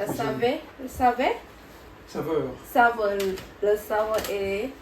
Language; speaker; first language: French; non-native, learner; Thai